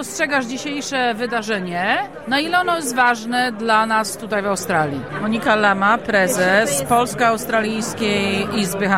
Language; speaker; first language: Polish; native; Polish